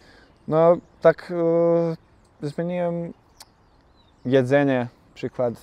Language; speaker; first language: Polish; non-native, learner; Bosnian